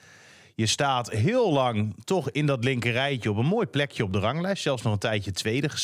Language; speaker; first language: Dutch; native; Dutch